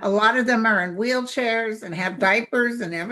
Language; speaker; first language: English; native; English